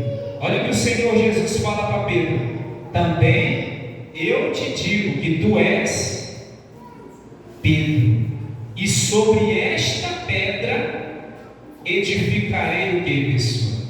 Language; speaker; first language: Portuguese; native; Portuguese